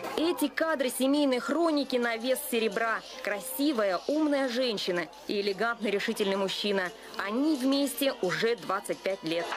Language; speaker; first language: Russian; native; Russian